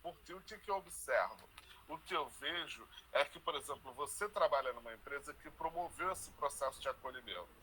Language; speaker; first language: Portuguese; native; Portuguese